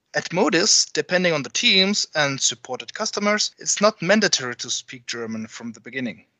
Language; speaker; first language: English; non-native, fluent; French